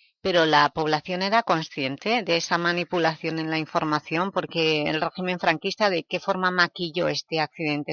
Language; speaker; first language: Spanish; native; Spanish